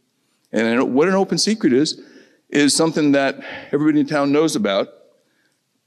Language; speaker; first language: English; native; English